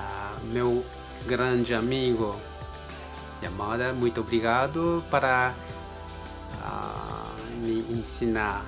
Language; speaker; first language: Portuguese; non-native, learner; Japanese